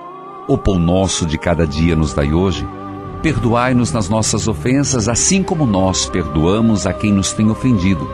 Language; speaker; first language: Portuguese; native; Portuguese